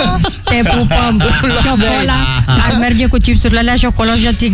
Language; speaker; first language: Romanian; native; Romanian